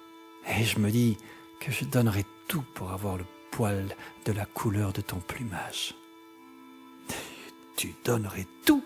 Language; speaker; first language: French; native; French